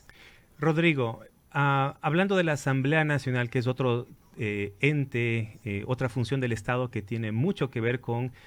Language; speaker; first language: Spanish; native; Spanish